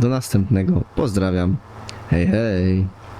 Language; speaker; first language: Polish; native; Polish